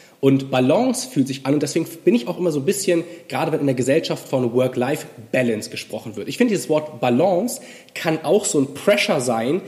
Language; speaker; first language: German; native; German